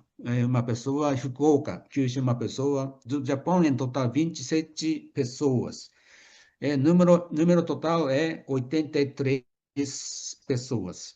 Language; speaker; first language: Portuguese; non-native, fluent; Japanese